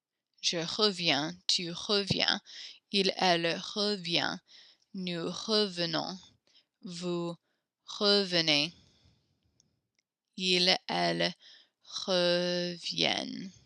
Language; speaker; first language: French; non-native, fluent; English